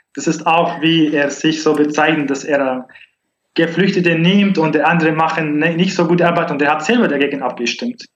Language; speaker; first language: German; non-native, learner; Arabic